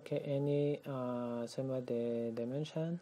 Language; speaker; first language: Indonesian; non-native, learner; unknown